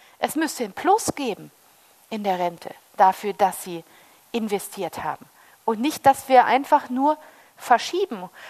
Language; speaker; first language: German; early bilingual, heritage; German